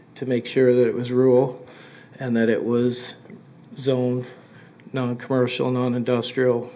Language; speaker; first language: English; native; English